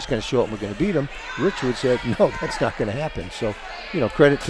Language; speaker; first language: English; native; English